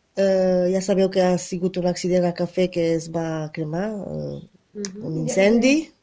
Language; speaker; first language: Catalan; non-native, fluent; Romanian